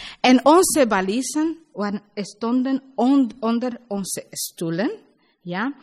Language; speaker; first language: Dutch; non-native, learner; Spanish